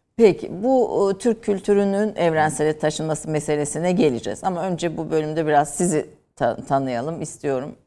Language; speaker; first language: Turkish; native; Turkish